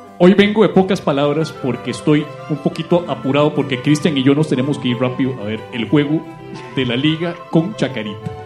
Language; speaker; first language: Spanish; native; Spanish